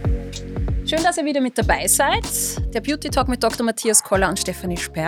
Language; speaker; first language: German; native; German